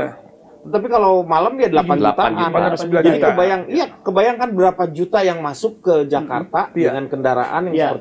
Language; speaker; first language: Indonesian; native; Indonesian